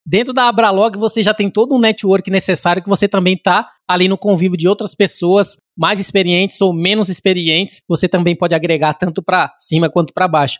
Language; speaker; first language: Portuguese; native; Portuguese